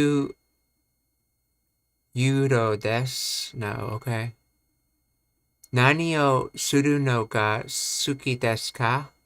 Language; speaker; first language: Japanese; non-native, learner; English